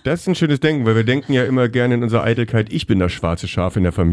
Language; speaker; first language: German; native; German